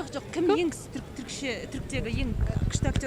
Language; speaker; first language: Turkish; non-native, learner; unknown